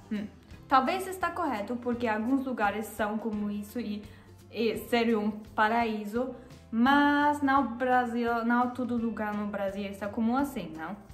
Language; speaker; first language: Portuguese; non-native, learner; German